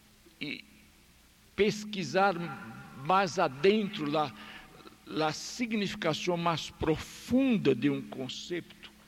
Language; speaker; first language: Spanish; non-native, fluent; Portuguese